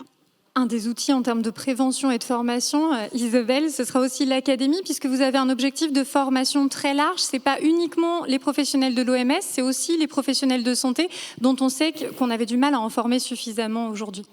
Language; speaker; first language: French; native; French